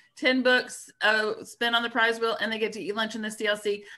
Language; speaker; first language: English; native; English